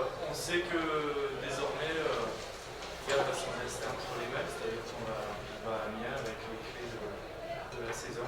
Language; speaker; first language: French; native; French